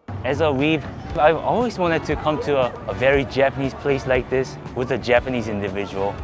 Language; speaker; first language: English; non-native, fluent; Korean